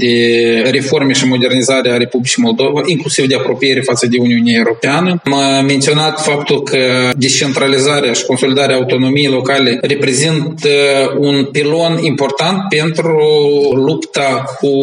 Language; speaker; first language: Romanian; native; Romanian